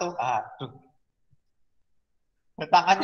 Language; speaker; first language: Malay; non-native, local second language; Javanese